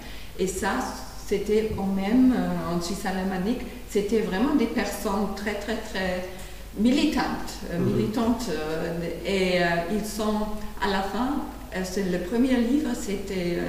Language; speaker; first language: French; non-native, fluent; German